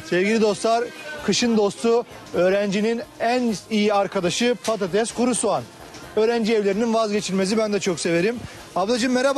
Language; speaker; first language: Turkish; native; Turkish